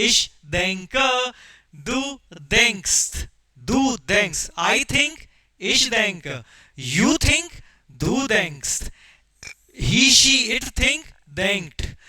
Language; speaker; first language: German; non-native, fluent; Hindi